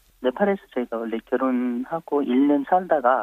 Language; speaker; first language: Korean; non-native, fluent; Nepali